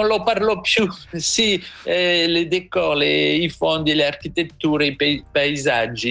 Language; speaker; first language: Italian; non-native, fluent; French